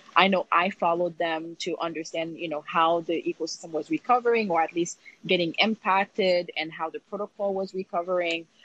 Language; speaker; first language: English; early bilingual, other home language; Haitian Creole